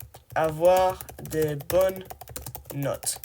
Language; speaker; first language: French; non-native, learner; English